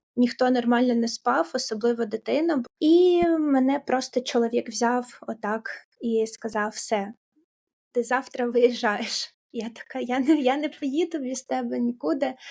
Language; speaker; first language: Ukrainian; non-native, local second language; Russian